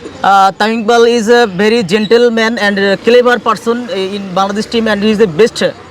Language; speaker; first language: English; non-native, local second language; Bangla